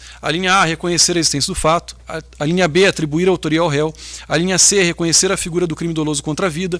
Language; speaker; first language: Portuguese; native; Portuguese